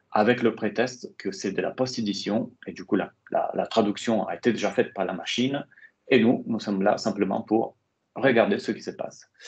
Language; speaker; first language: French; non-native, fluent; Italian